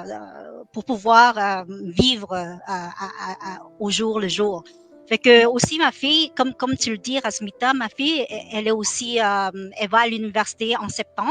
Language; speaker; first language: French; non-native, local second language; Vietnamese